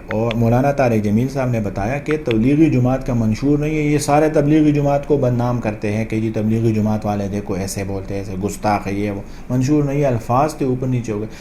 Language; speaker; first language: Urdu; non-native, local second language; Pashto